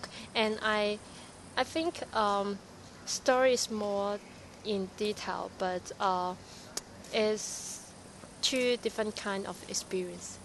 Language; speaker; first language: English; non-native, learner; Cantonese